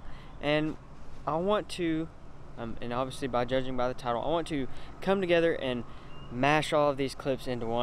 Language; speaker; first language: English; native; English